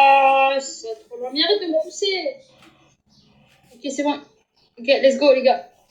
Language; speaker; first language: French; native; French